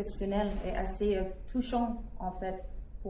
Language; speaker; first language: French; non-native, fluent; English